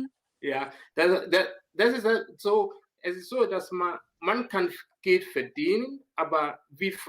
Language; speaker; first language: German; non-native, learner; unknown